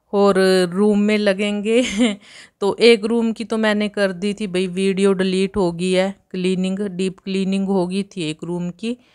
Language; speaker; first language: Hindi; native; Hindi